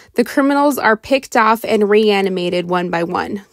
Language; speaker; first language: English; native; English